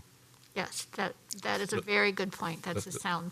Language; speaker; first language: English; native; English